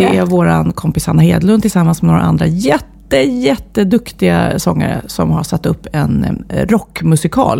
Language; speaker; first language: Swedish; native; Swedish